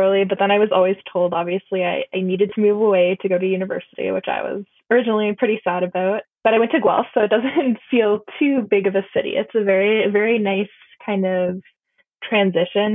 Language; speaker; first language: English; native; English